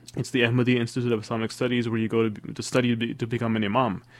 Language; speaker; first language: English; native; English